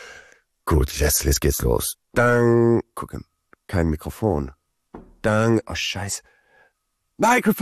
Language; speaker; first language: German; early bilingual, heritage; Swedish